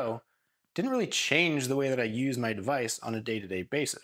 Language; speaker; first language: English; native; English